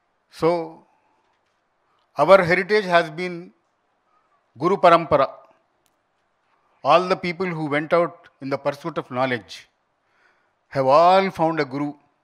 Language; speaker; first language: English; non-native, local second language; Telugu